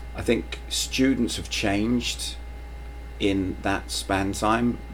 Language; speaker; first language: English; native; English